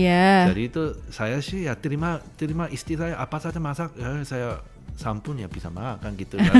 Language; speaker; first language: Indonesian; non-native, fluent; Korean